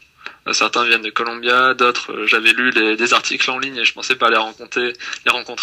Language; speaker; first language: French; native; French